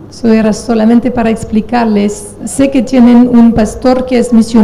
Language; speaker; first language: Spanish; non-native, fluent; French